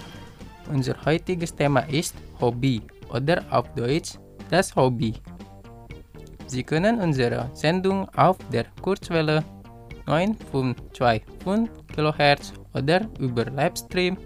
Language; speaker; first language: German; non-native, fluent; Indonesian